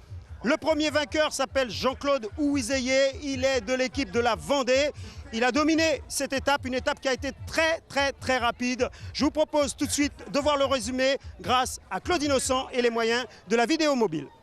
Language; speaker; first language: French; native; French